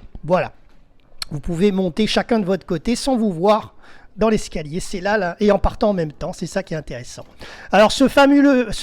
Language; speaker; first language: French; native; French